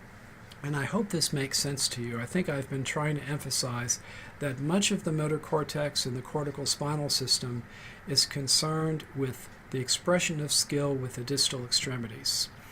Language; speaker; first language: English; native; English